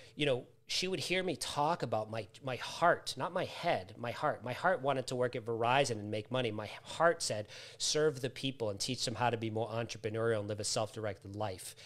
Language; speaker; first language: English; native; English